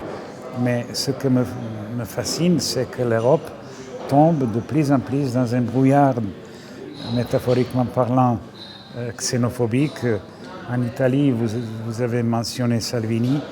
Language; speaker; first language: French; non-native, fluent; Serbian